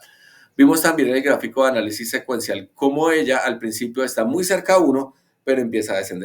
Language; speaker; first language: Spanish; native; Spanish